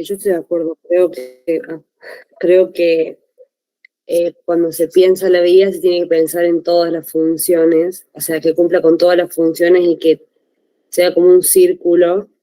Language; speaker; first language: Spanish; native; Spanish